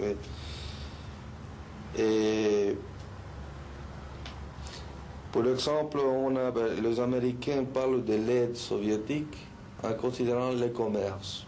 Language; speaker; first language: French; non-native, fluent; Spanish